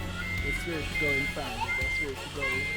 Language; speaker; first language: English; native; English